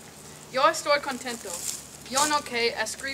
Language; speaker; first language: Spanish; non-native, learner; English